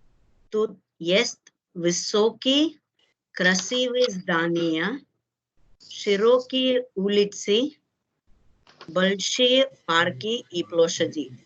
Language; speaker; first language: Russian; non-native, learner; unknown